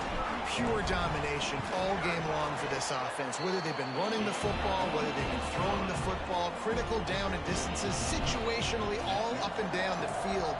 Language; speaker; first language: English; native; English